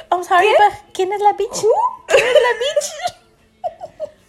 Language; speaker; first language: Spanish; early bilingual, heritage; Spanish